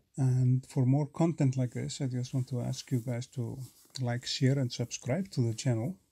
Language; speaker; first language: English; non-native, fluent; Icelandic